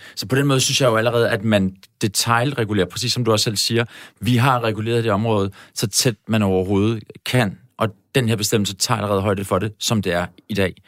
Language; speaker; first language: Danish; native; Danish